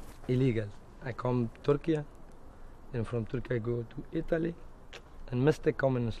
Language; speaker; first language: English; non-native, learner; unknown